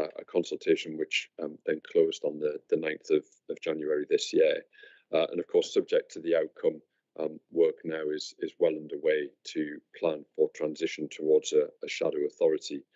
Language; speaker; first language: English; native; English